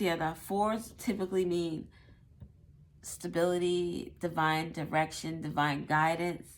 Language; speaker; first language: English; native; English